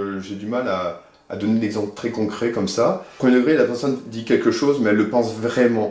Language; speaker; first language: French; native; French